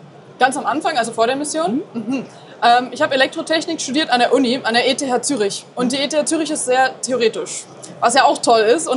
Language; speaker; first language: German; native; German